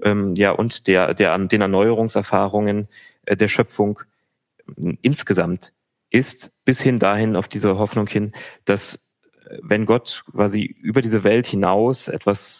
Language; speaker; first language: German; native; German